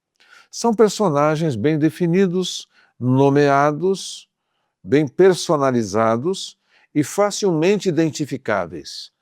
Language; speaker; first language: Portuguese; native; Portuguese